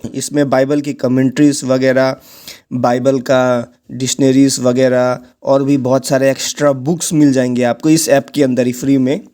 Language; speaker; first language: Hindi; non-native, local second language; Nepali